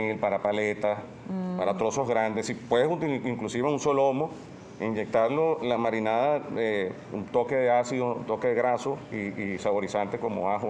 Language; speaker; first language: Spanish; native; Spanish